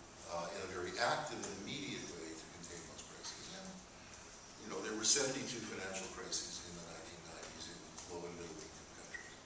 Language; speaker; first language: English; native; English